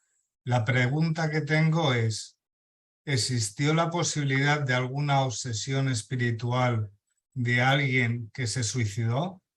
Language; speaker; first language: Spanish; native; Spanish